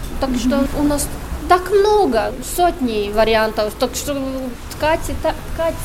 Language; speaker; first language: Russian; non-native, local second language; Latvian